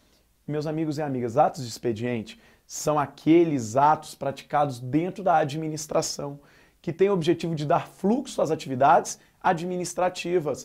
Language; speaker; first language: Portuguese; native; Portuguese